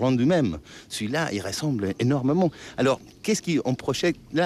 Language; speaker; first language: French; non-native, fluent; Spanish